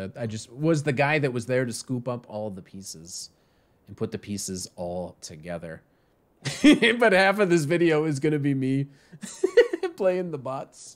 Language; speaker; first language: English; native; English